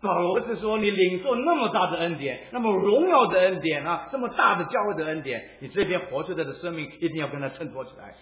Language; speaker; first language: Chinese; native; Chinese